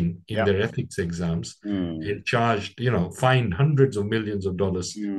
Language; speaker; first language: English; non-native, local second language; Gujarati